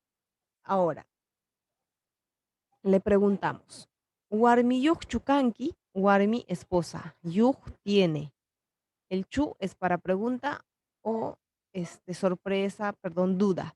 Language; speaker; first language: Spanish; non-native, local second language; Quechua